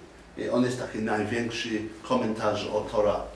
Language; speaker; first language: Polish; non-native, learner; English